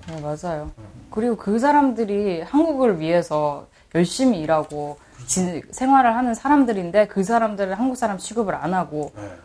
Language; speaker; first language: Korean; early bilingual, heritage; Korean